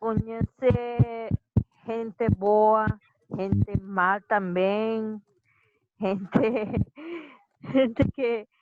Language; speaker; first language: Portuguese; non-native, learner; Spanish